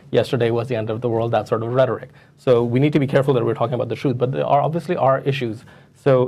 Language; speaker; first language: English; non-native, local second language; Urdu